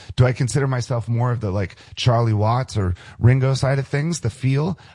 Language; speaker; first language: English; native; English